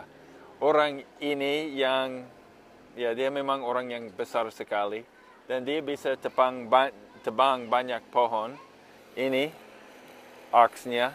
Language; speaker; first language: Indonesian; non-native, fluent; English